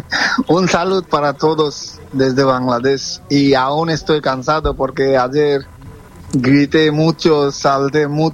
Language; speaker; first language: Spanish; non-native, fluent; Bangla